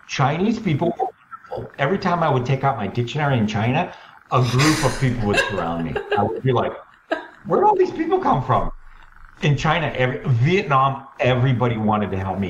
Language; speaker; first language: English; native; English